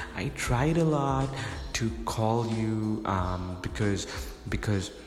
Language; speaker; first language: English; non-native, local second language; Urdu